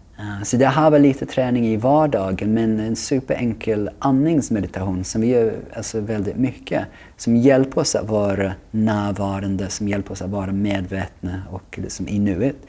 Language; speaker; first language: Swedish; non-native, fluent; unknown